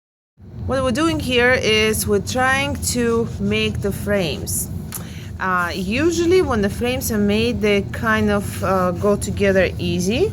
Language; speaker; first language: English; non-native, fluent; Russian